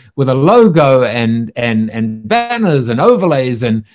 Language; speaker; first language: English; native; English